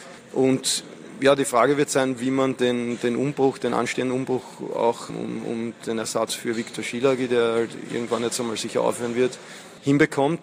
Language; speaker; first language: German; native; German